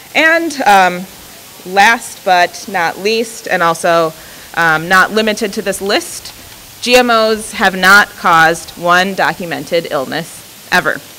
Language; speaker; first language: English; native; English